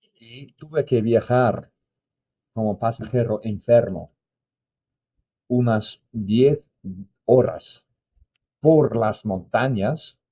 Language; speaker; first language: Spanish; non-native, fluent; English